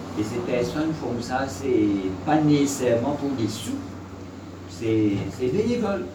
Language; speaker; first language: French; non-native, local second language; Morisyen